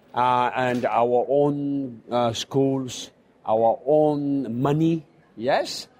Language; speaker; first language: English; non-native, fluent; Chinese